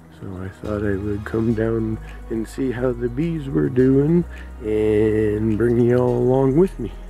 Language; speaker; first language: English; native; English